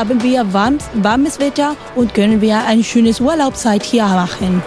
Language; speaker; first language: German; non-native, learner; Spanish